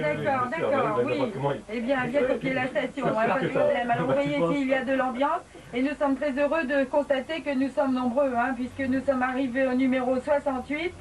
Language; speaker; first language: French; native; French